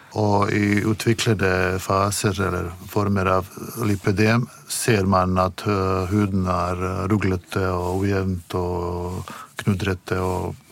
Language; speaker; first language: Norwegian; non-native, fluent; Bosnian